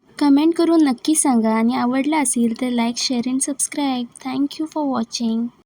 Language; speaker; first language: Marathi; non-native, local second language; Konkani